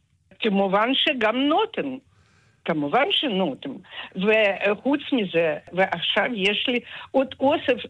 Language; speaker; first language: Hebrew; non-native, fluent; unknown